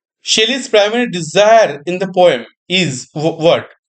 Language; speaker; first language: English; non-native, local second language; Bangla